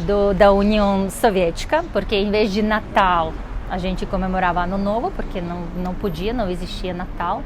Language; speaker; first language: Portuguese; non-native, fluent; Russian